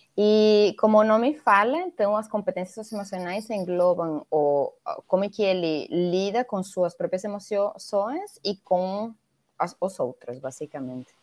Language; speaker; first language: Portuguese; non-native, fluent; Spanish